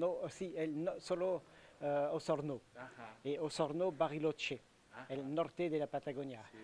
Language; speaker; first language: Spanish; non-native, learner; French